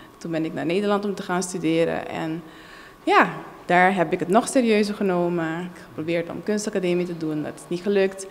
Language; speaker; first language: Dutch; non-native, local second language; Papiamento